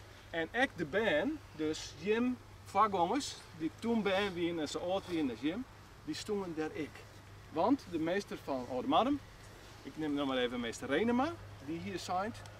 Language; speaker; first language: Dutch; non-native, local second language; Western Frisian